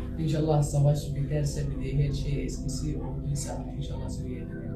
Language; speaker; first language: Turkish; non-native, learner; Arabic